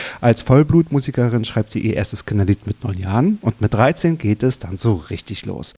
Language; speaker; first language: German; native; German